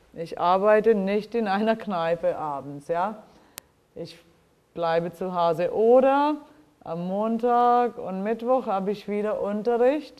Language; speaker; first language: German; non-native, fluent; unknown